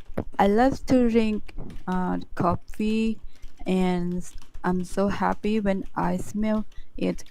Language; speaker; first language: English; non-native, learner; Thai